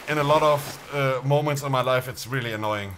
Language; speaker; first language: English; non-native, fluent; German